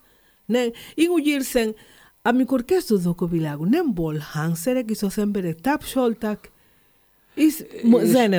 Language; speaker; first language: Hungarian; non-native, learner; Spanish